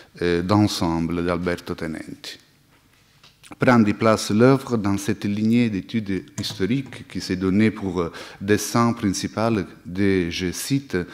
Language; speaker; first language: French; non-native, fluent; Italian